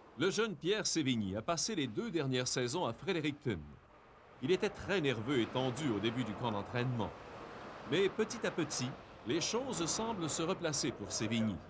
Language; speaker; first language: French; native; French